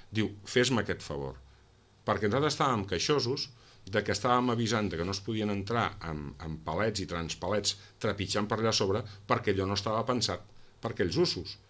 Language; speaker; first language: Catalan; non-native, local second language; Spanish